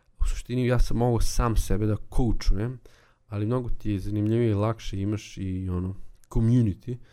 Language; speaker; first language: Serbian; native; Serbian